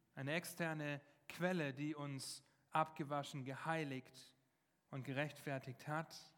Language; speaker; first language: German; non-native, fluent; English